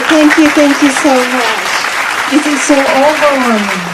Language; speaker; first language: English; non-native, local second language; Malay